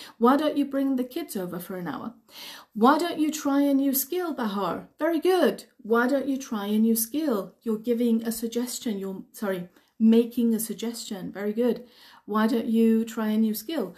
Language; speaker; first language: English; native; English